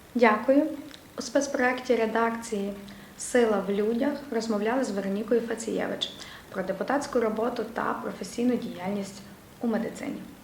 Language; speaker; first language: Ukrainian; native; Ukrainian